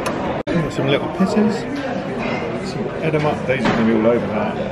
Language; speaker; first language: English; native; English